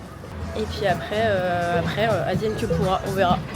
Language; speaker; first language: French; native; French